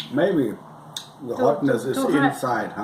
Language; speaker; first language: English; non-native, fluent; German